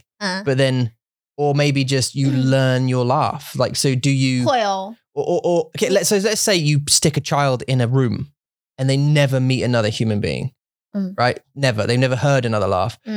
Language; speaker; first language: English; native; English